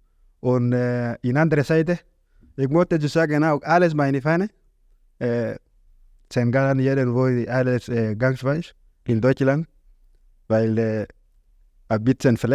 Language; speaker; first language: German; non-native, learner; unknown